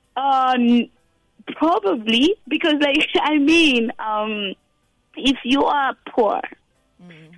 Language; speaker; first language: English; non-native, local second language; Shona